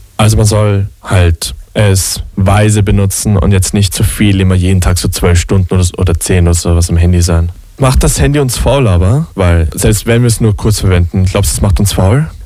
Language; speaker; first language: German; native; German